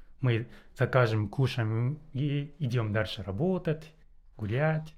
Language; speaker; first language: Russian; non-native, learner; Japanese